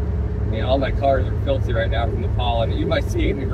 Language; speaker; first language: English; native; English